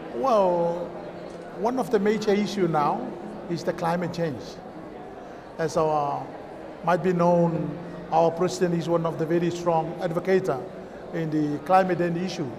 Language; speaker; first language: English; non-native, fluent; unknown